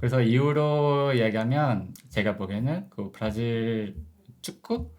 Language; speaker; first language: Korean; non-native, learner; Portuguese